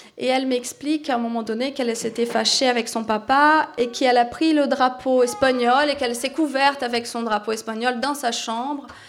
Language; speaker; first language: French; non-native, fluent; Portuguese